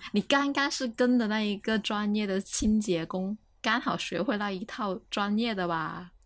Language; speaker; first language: Chinese; non-native, local second language; Cantonese